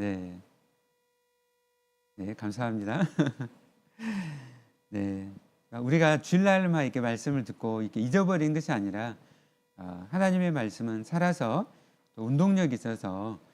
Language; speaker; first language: Korean; native; Korean